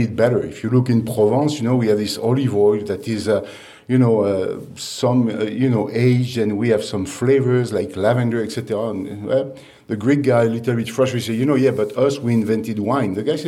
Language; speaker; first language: English; non-native, fluent; French